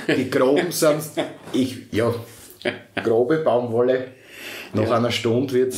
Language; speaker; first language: German; native; German